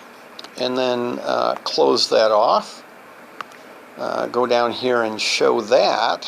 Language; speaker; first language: English; native; English